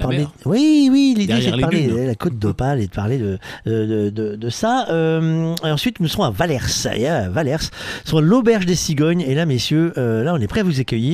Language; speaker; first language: French; native; French